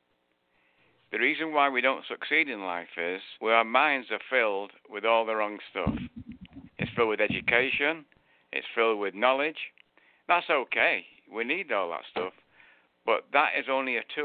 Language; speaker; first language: English; native; English